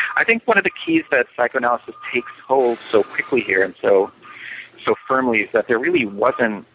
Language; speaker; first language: English; native; English